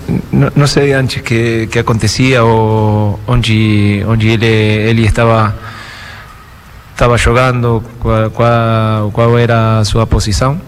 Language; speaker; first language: Portuguese; non-native, fluent; Spanish